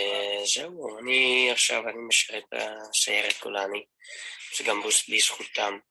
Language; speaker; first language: Hebrew; non-native, learner; Dutch